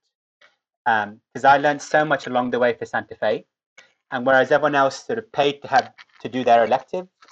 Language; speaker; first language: English; native; English